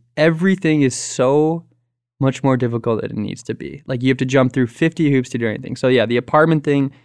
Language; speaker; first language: English; native; English